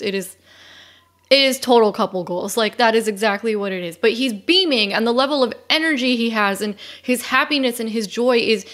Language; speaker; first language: English; native; English